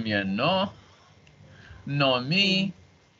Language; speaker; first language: Spanish; non-native, learner; Portuguese